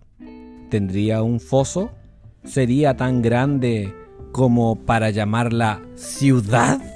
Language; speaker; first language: Spanish; native; Spanish